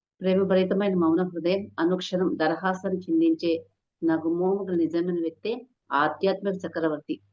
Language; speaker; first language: Telugu; non-native, local second language; Hindi